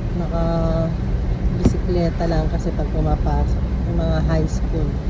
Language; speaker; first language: Filipino; native; Filipino